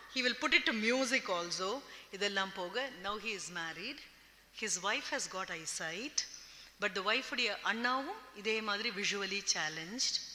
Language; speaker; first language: English; non-native, local second language; Tamil